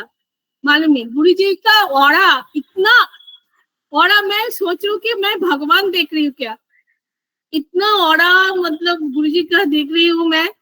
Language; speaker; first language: Hindi; non-native, local second language; Bangla